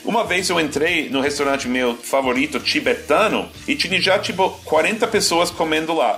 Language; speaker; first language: Portuguese; non-native, fluent; English